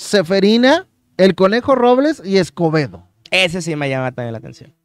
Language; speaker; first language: Spanish; native; Spanish